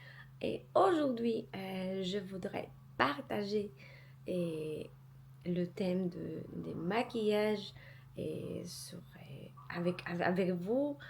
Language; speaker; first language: French; non-native, learner; Polish